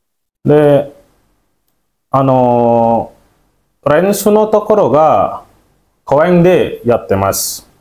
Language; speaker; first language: Japanese; non-native, learner; Indonesian